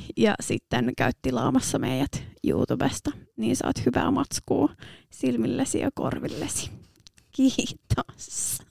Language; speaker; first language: Finnish; native; Finnish